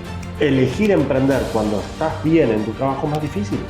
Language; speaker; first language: Spanish; native; Spanish